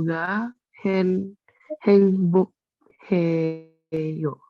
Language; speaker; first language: Korean; non-native, learner; Indonesian